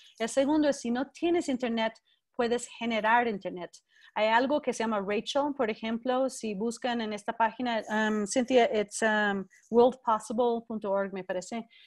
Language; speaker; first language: Spanish; non-native, fluent; English